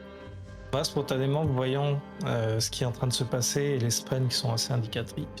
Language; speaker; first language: French; native; French